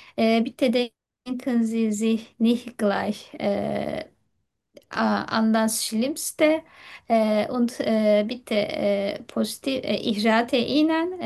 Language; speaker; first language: German; non-native, learner; Turkish